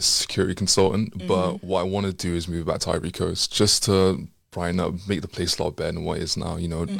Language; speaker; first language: English; native; English